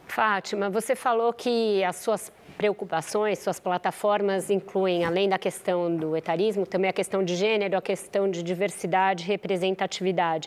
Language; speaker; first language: Portuguese; native; Portuguese